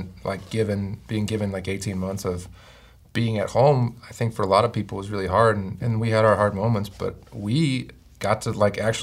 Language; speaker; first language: English; native; English